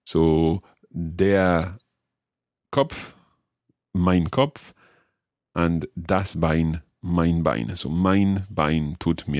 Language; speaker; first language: German; non-native, learner; English